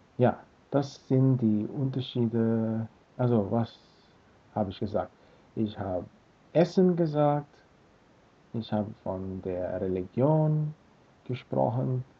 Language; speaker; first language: German; non-native, learner; English